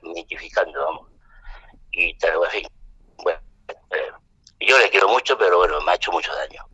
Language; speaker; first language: Spanish; non-native, fluent; French